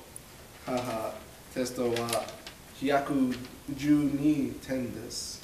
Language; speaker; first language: Japanese; non-native, learner; English